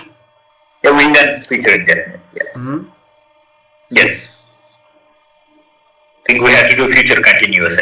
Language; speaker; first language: English; non-native, learner; Telugu